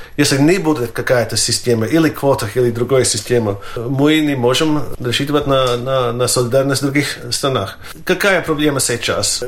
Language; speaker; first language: Russian; non-native, fluent; Latvian